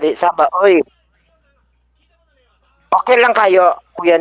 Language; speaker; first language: Filipino; non-native, learner; Indonesian